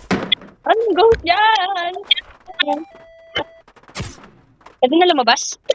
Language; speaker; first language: Filipino; native; Filipino